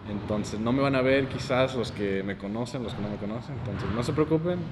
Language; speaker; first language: Spanish; early bilingual, heritage; Spanish